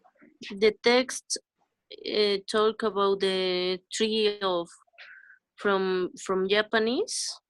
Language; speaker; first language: English; non-native, learner; Spanish